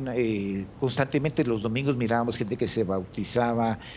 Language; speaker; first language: Spanish; native; Spanish